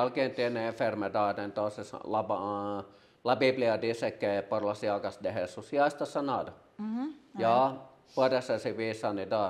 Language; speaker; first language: Spanish; non-native, learner; Finnish